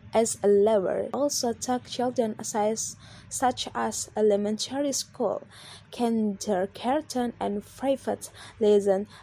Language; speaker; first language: English; non-native, learner; Indonesian